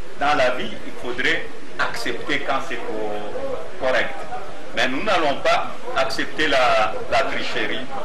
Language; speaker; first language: French; non-native, local second language; Swahili